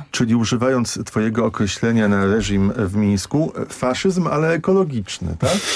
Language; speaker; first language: Polish; native; Polish